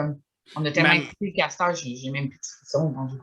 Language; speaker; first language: French; native; French